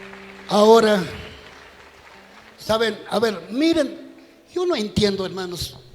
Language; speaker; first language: Spanish; native; Spanish